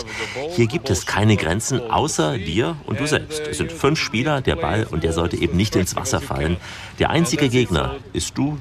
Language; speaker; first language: German; native; German